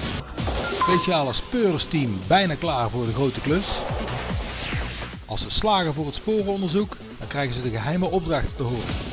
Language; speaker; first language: Dutch; native; Dutch